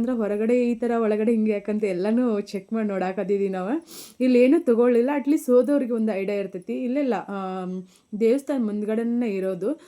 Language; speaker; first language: Kannada; native; Kannada